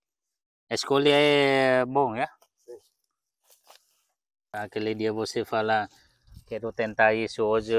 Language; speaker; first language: Portuguese; non-native, learner; Vietnamese